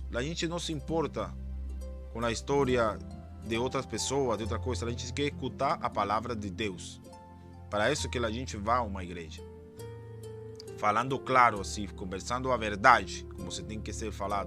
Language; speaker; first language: Portuguese; non-native, fluent; Spanish